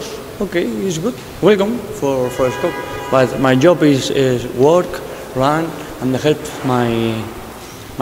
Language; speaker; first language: English; non-native, learner; Spanish